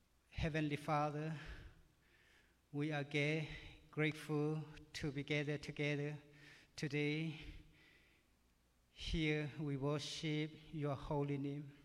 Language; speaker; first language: English; non-native, learner; Burmese